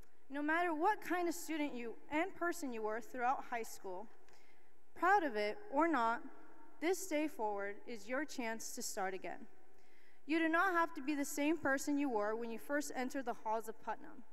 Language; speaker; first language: English; early bilingual, other home language; Spanish